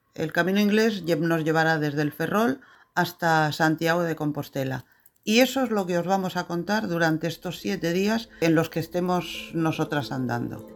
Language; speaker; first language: Spanish; native; Spanish